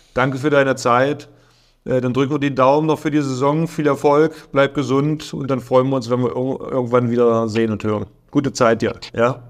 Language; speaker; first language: German; native; German